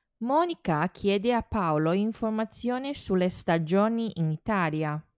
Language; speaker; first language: Italian; non-native, fluent; Chinese